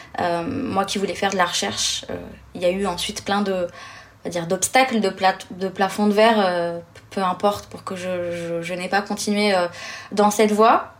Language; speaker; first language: French; early bilingual, other home language; Arabic